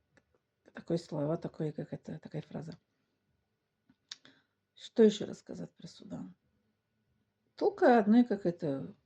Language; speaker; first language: Russian; non-native, local second language; Tajik